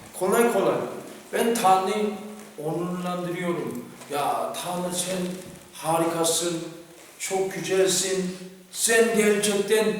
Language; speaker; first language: Turkish; non-native, fluent; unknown